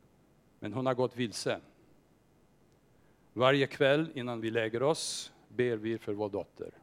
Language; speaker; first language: Swedish; non-native, fluent; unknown